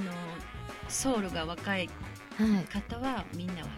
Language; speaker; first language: Japanese; native; Japanese